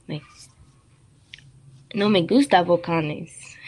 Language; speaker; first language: Spanish; non-native, learner; English